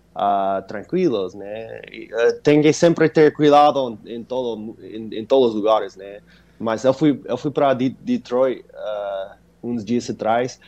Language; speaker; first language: Portuguese; non-native, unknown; English